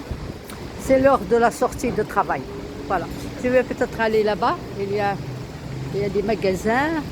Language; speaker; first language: French; non-native, local second language; Arabic